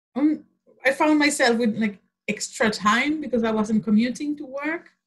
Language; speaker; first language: English; non-native, fluent; Spanish